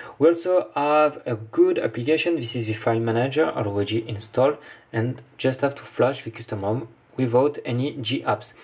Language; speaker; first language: English; non-native, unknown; French